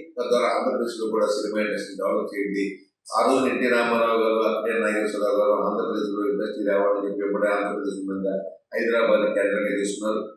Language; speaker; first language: Telugu; native; Telugu